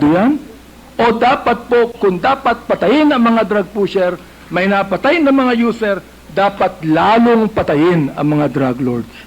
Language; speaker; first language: Filipino; native; Filipino